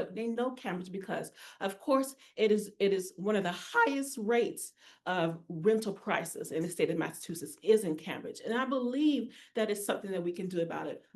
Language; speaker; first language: English; native; English